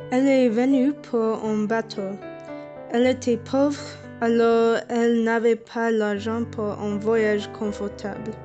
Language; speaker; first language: French; non-native, learner; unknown